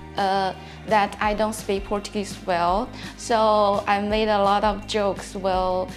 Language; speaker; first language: English; non-native, fluent; Chinese